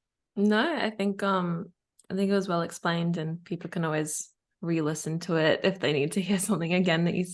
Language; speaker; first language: English; native; English